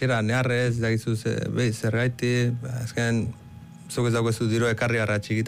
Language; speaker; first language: Basque; early bilingual, other home language; Arabic